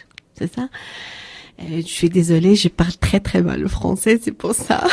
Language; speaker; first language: French; non-native, learner; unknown